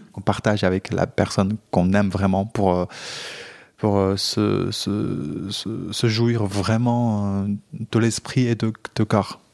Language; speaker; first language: French; non-native, fluent; Chinese